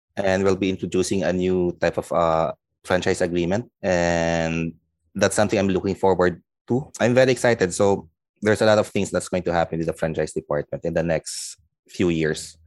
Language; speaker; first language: English; non-native, local second language; Filipino